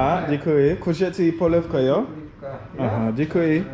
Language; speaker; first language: Czech; non-native, learner; English